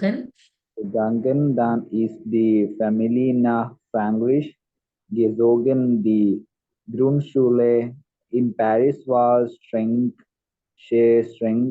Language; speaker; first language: German; non-native, learner; Malayalam